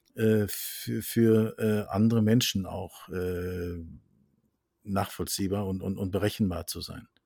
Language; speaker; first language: German; non-native, fluent; Norwegian